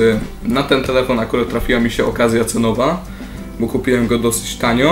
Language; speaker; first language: Polish; native; Polish